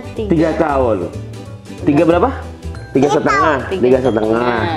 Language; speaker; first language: Indonesian; native; Indonesian